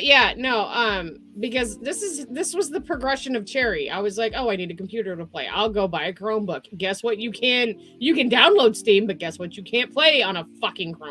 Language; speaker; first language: English; native; English